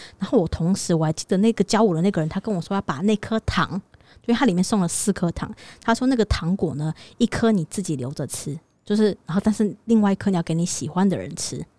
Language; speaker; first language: Chinese; native; Chinese